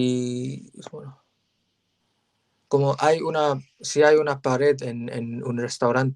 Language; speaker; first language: Spanish; non-native, learner; English